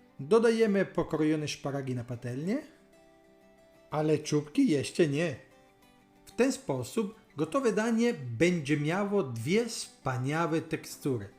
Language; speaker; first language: Polish; non-native, learner; Italian